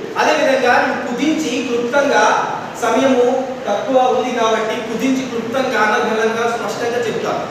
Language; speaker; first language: Telugu; non-native, local second language; Odia